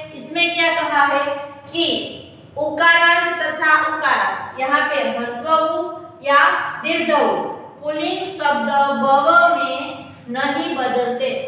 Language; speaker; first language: Hindi; non-native, local second language; Gujarati